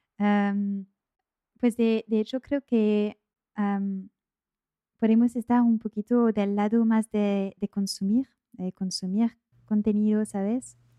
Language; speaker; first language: Spanish; non-native, fluent; French